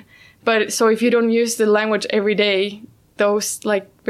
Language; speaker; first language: English; non-native, fluent; Spanish